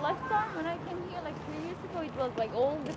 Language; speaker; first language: English; non-native, learner; Korean